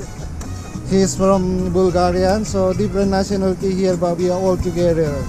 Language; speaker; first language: English; non-native, learner; Indonesian